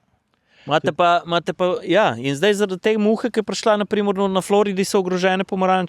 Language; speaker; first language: Slovenian; native; Slovenian